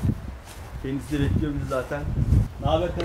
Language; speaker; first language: Turkish; native; Turkish